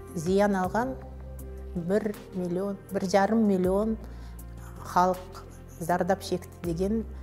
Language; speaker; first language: Kazakh; native; Kazakh